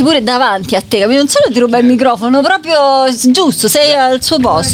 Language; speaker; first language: Italian; native; Italian